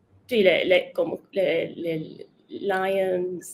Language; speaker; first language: French; non-native, learner; Spanish